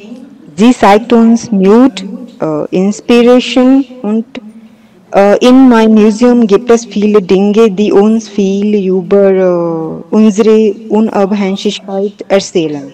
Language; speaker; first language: German; non-native, learner; Punjabi